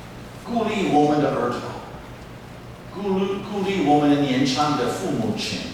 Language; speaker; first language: Chinese; non-native, fluent; English